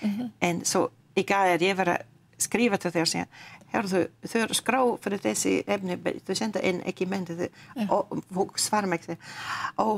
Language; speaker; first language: Icelandic; non-native, learner; English